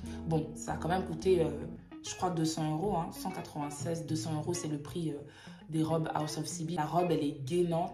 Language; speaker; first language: French; native; French